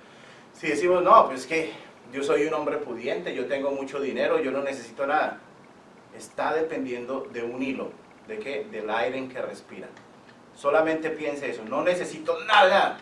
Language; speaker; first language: Spanish; native; Spanish